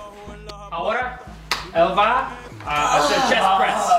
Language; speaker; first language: Spanish; non-native, learner; English